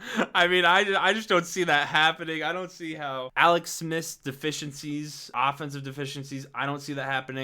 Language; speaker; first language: English; native; English